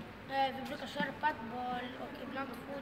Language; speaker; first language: Swedish; early bilingual, other home language; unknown